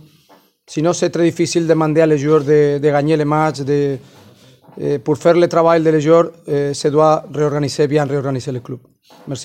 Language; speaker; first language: French; non-native, fluent; Spanish